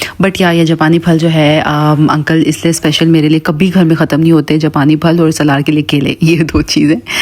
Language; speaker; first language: Urdu; native; Urdu